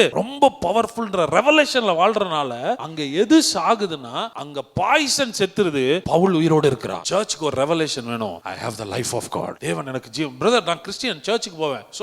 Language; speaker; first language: Tamil; native; Tamil